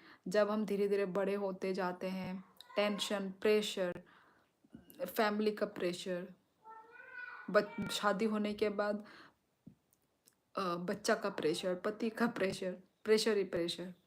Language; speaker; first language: Hindi; non-native, local second language; Kok Borok